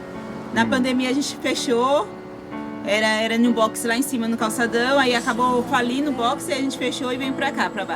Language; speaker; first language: Portuguese; native; Portuguese